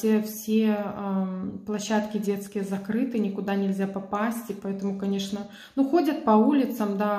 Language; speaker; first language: Russian; native; Russian